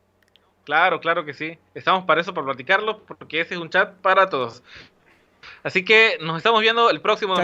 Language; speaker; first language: Spanish; native; Spanish